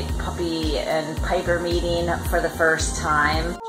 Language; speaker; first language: English; native; English